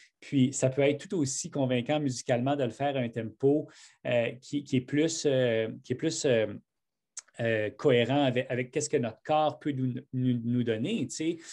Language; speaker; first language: French; native; French